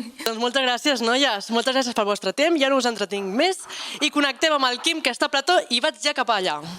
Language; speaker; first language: Catalan; native; Catalan